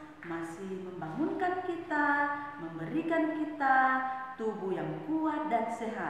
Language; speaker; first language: Indonesian; native; Indonesian